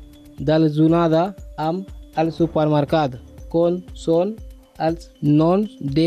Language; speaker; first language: Catalan; non-native, learner; Spanish